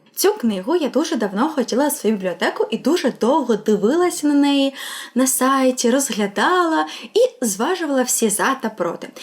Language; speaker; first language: Ukrainian; non-native, local second language; Russian